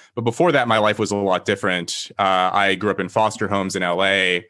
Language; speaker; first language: English; native; English